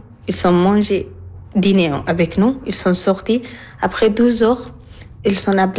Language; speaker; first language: French; non-native, learner; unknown